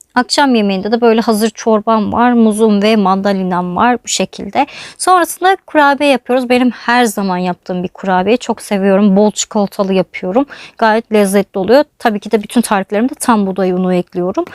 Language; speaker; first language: Turkish; native; Turkish